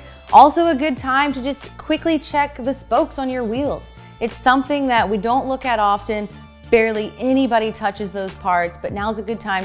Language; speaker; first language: English; native; English